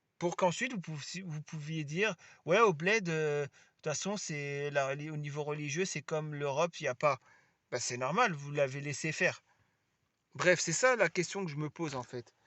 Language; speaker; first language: French; native; French